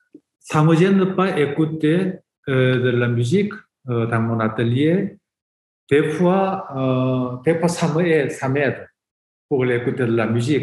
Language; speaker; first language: French; non-native, fluent; Korean